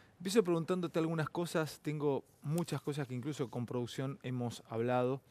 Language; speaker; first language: Spanish; native; Spanish